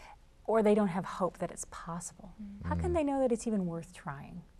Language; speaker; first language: English; native; English